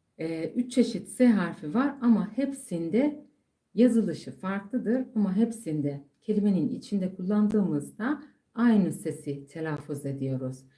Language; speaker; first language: Turkish; non-native, fluent; Persian